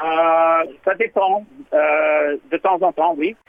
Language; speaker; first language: French; non-native, learner; English